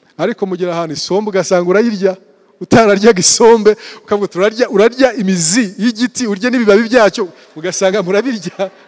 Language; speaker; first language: Kinyarwanda; early bilingual, heritage; Kinyarwanda